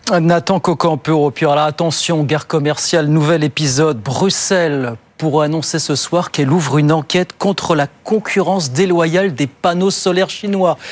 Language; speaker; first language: French; native; French